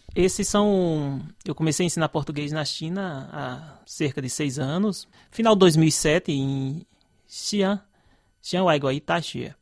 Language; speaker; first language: Portuguese; native; Portuguese